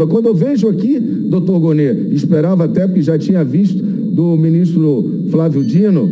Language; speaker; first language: Portuguese; native; Portuguese